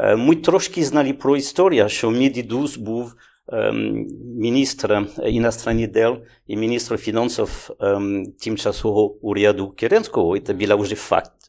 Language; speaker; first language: Ukrainian; non-native, learner; French